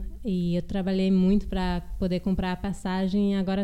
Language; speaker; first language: Portuguese; early bilingual, heritage; Portuguese